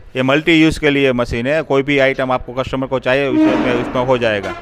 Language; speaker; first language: Hindi; non-native, local second language; Gujarati